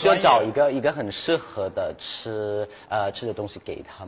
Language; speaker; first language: Chinese; non-native, fluent; Thai